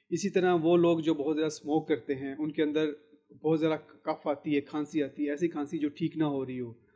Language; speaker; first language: Urdu; native; Urdu